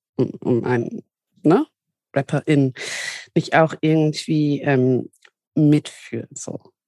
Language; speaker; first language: German; native; German